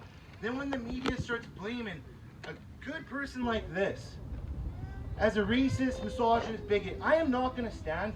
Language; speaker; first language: English; early bilingual, other home language; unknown